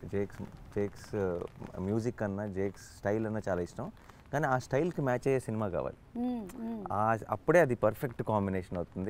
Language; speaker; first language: Telugu; native; Telugu